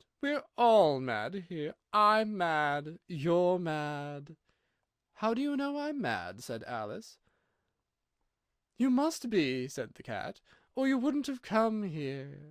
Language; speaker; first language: English; native; English